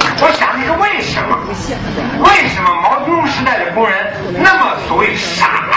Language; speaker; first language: Chinese; early bilingual, other home language; English